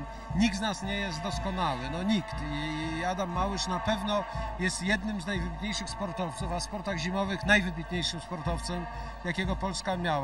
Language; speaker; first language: Polish; native; Polish